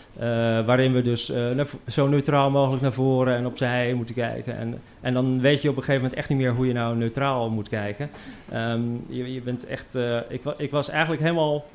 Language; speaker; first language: Dutch; native; Dutch